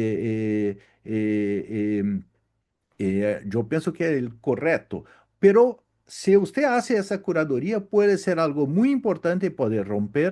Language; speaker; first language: Spanish; non-native, learner; Portuguese